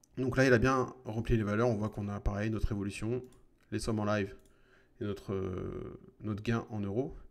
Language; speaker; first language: French; native; French